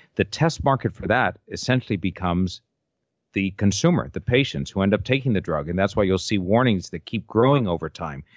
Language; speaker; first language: English; native; English